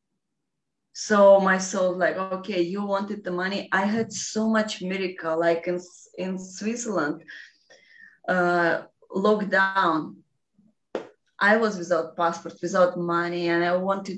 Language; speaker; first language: English; non-native, fluent; Russian